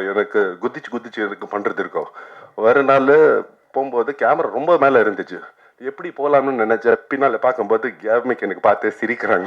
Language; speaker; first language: Tamil; non-native, local second language; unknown